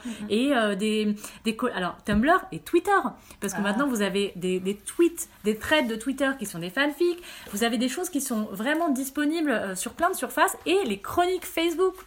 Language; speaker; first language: French; early bilingual, other home language; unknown